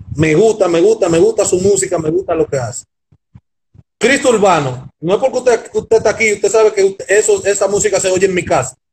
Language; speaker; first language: Spanish; native; Spanish